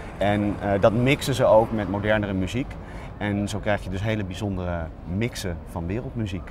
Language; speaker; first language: Dutch; native; Dutch